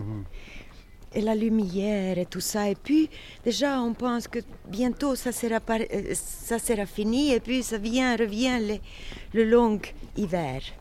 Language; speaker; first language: French; non-native, fluent; Swedish